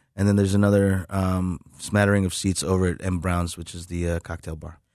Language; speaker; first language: English; native; English